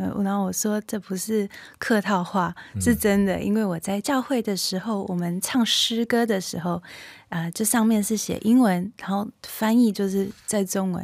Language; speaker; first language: Chinese; early bilingual, heritage; Chinese